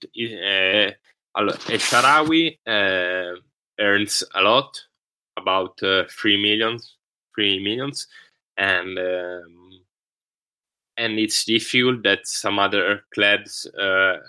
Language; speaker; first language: English; non-native, learner; Italian